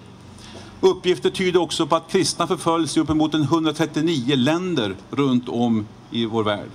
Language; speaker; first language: Swedish; native; Swedish